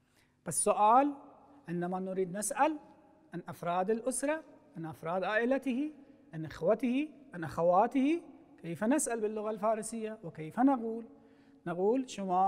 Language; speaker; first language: Arabic; non-native, fluent; Persian